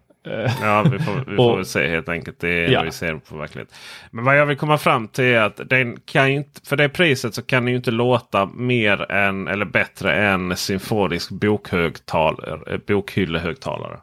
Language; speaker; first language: Swedish; native; Swedish